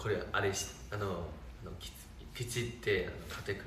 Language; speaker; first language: Japanese; non-native, fluent; Chinese